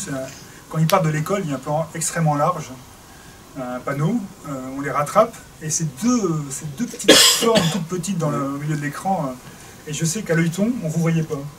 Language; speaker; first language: French; native; French